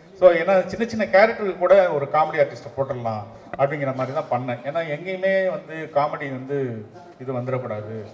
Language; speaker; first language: Tamil; native; Tamil